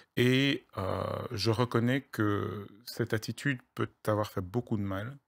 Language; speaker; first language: French; native; French